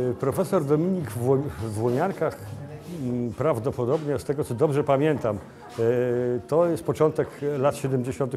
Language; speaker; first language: Polish; native; Polish